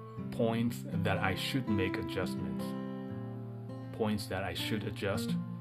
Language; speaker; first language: English; non-native, fluent; Japanese